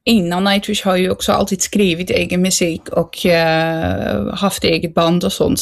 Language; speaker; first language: Swedish; non-native, fluent; Dutch